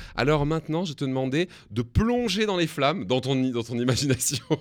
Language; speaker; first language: French; native; French